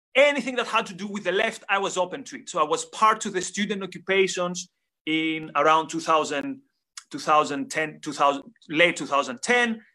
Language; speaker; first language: English; non-native, fluent; Greek